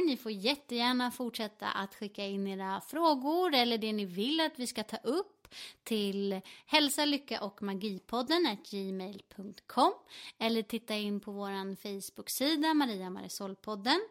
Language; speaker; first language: Swedish; native; Swedish